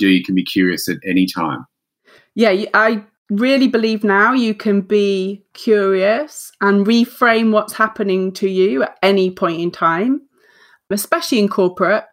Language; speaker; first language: English; native; English